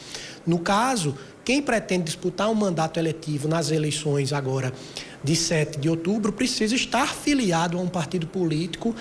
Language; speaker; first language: Portuguese; native; Portuguese